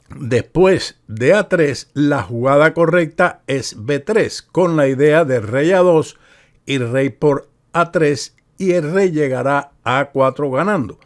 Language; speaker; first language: Spanish; native; Spanish